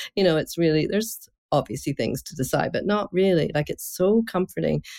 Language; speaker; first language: English; native; English